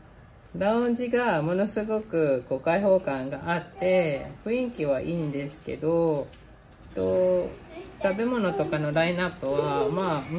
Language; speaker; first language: Japanese; native; Japanese